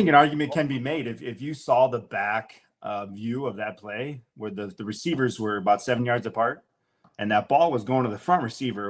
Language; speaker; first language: English; native; English